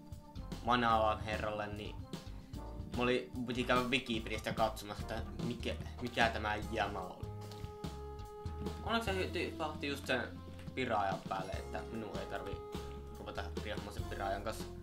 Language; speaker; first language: Finnish; native; Finnish